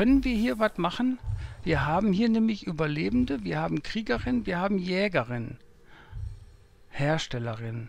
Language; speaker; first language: German; native; German